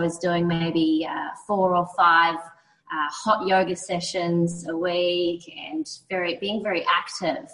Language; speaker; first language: English; native; English